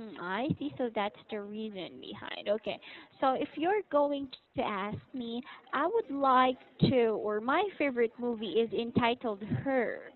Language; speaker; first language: English; non-native, local second language; Filipino